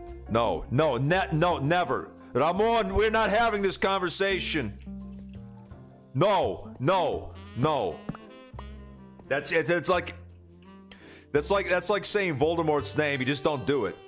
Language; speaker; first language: English; native; English